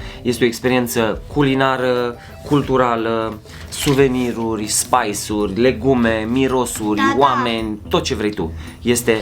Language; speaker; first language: Romanian; native; Romanian